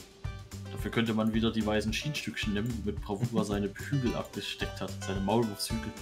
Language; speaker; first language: German; native; German